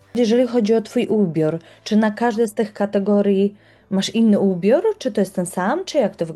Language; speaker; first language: Polish; native; Polish